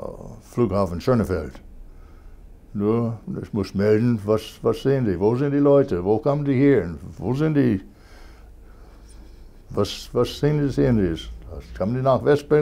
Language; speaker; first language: German; non-native, learner; English